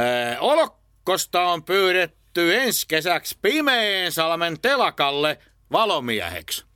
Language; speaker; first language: Finnish; native; Finnish